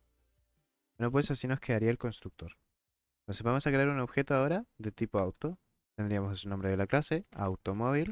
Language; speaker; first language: Spanish; native; Spanish